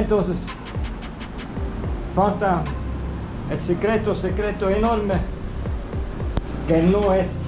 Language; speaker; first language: Spanish; non-native, fluent; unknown